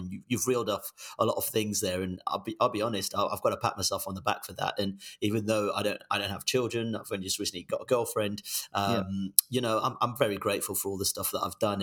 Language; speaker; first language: English; non-native, local second language; Yoruba